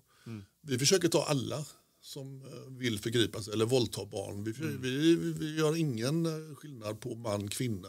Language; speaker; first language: Swedish; native; Swedish